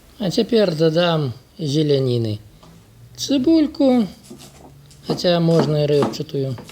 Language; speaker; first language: Belarusian; native; Belarusian